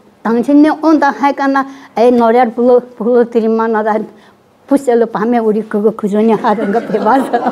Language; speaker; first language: Korean; early bilingual, heritage; Korean